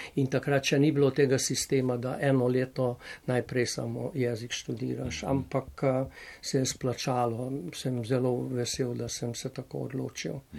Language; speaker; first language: Slovenian; native; Slovenian